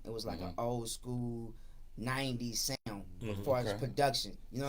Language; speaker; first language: English; native; English